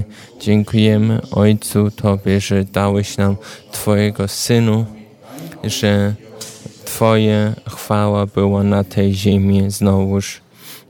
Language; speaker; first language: Polish; non-native, learner; German